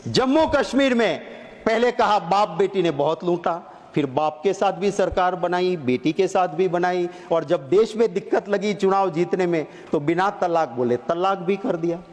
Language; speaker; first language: Hindi; non-native, local second language; Gujarati